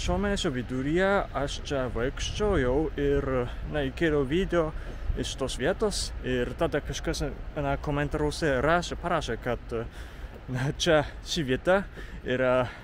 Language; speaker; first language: Lithuanian; non-native, learner; Japanese